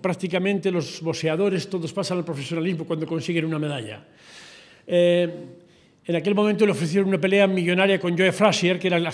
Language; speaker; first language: Spanish; native; Spanish